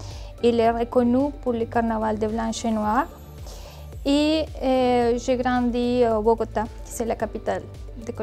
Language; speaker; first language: French; non-native, learner; Spanish